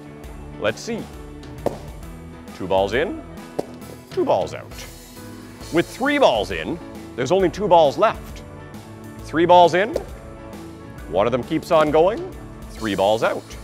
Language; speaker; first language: English; native; English